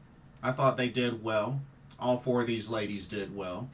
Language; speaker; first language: English; native; English